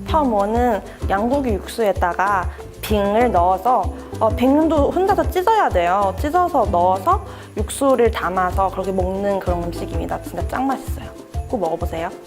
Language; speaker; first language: Korean; non-native, fluent; Chinese